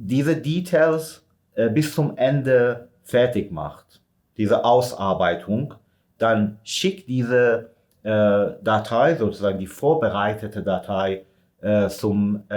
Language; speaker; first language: German; non-native, fluent; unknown